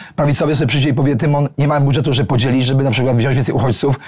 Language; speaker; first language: Polish; native; Polish